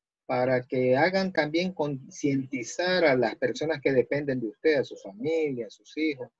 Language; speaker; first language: Spanish; native; Spanish